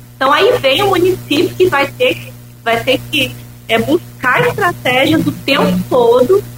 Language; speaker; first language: Portuguese; native; Portuguese